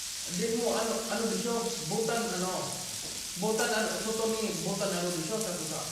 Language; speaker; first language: Japanese; non-native, fluent; Filipino